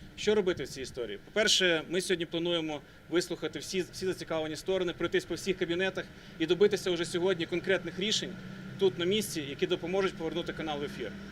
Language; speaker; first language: Ukrainian; native; Ukrainian